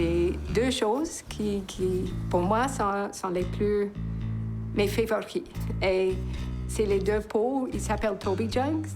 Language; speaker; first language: French; non-native, local second language; English